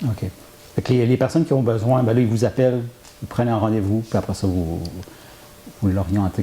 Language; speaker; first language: French; native; French